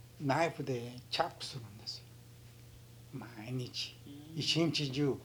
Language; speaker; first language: Japanese; early bilingual, heritage; Japanese